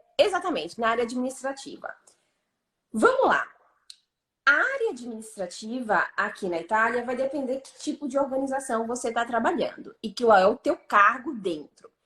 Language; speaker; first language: Portuguese; native; Portuguese